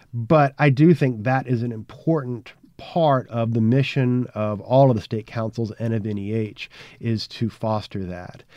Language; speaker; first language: English; native; English